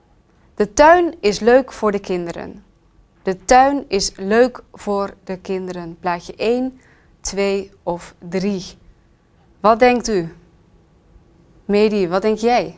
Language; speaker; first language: Dutch; native; Dutch